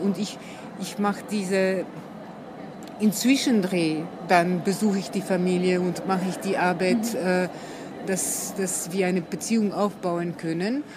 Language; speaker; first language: German; non-native, fluent; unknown